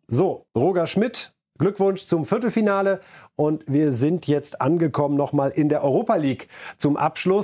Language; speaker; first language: German; native; German